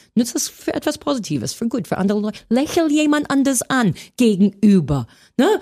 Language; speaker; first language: German; non-native, fluent; English